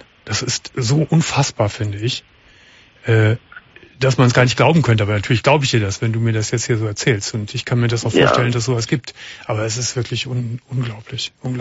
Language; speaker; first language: German; native; German